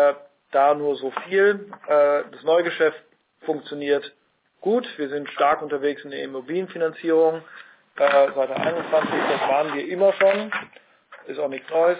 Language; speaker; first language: German; native; German